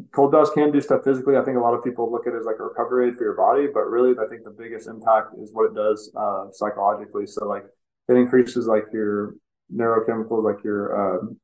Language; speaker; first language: English; native; English